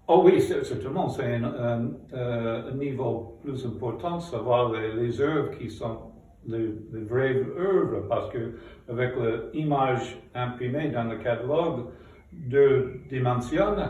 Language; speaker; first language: French; non-native, fluent; English